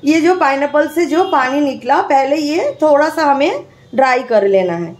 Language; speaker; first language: Hindi; non-native, local second language; Bangla